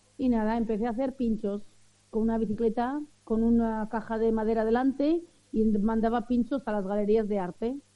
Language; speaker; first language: Spanish; early bilingual, other home language; Arabic